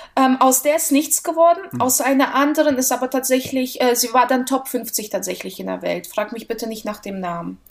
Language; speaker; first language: German; early bilingual, other home language; Russian